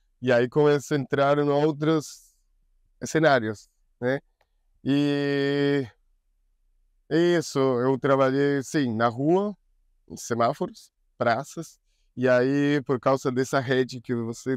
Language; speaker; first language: Portuguese; non-native, learner; Spanish